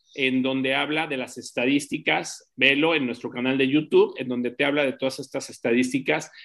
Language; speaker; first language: Spanish; native; Spanish